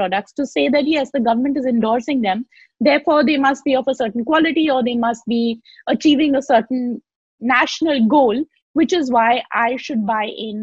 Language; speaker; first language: English; non-native, local second language; Hindi